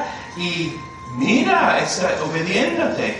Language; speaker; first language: Spanish; non-native, learner; English